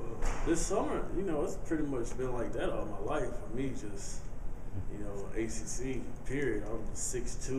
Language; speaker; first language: English; native; English